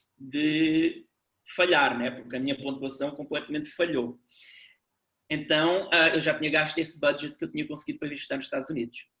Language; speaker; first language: Portuguese; native; Portuguese